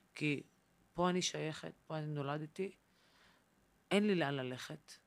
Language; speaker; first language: Hebrew; non-native, local second language; Arabic